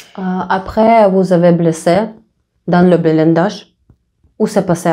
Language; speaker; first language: French; non-native, learner; Russian